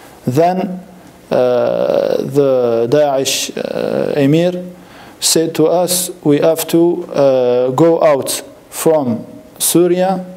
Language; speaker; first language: English; non-native, learner; French